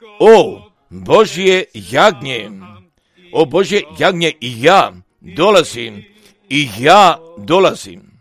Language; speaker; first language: Croatian; non-native, fluent; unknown